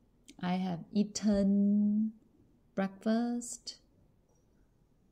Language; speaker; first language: English; non-native, fluent; Chinese